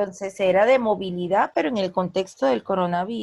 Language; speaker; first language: Spanish; native; Spanish